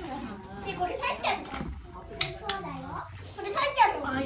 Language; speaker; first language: Japanese; native; Japanese